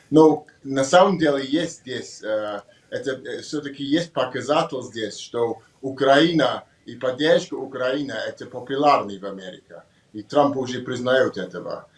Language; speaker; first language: Russian; non-native, learner; English